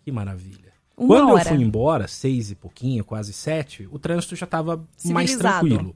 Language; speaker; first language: Portuguese; native; Portuguese